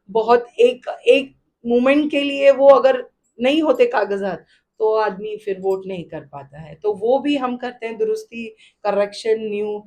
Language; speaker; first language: Hindi; non-native, local second language; Gujarati